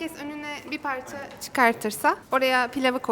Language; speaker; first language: Turkish; native; Turkish